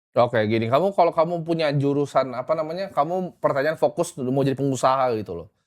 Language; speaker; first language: Indonesian; native; Indonesian